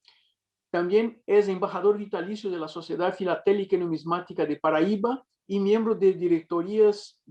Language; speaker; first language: Spanish; non-native, fluent; Portuguese